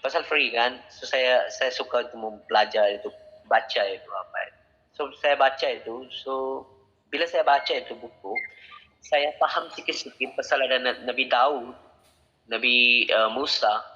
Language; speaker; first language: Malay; non-native, learner; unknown